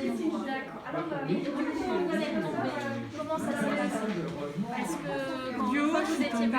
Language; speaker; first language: French; native; French